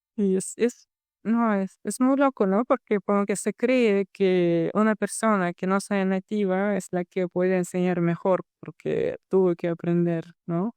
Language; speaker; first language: Spanish; non-native, fluent; Russian